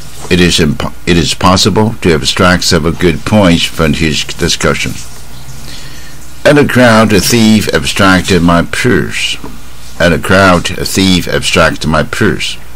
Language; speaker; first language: English; non-native, fluent; Chinese